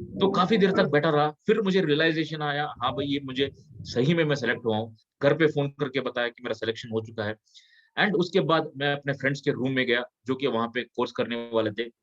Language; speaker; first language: Hindi; non-native, local second language; Kannada